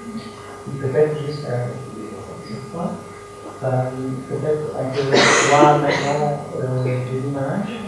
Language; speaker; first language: French; non-native, fluent; German